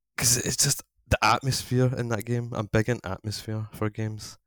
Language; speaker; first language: English; native; English